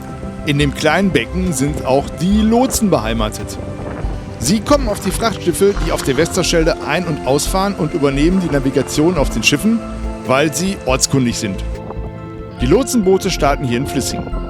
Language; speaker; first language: German; native; German